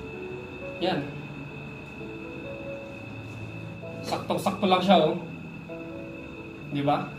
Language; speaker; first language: Filipino; native; Filipino